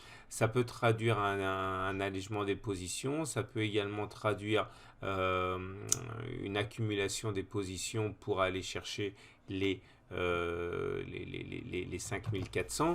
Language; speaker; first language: French; native; French